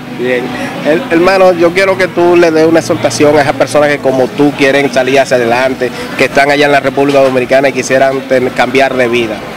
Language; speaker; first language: Spanish; native; Spanish